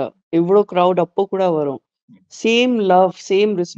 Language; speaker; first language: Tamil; non-native, fluent; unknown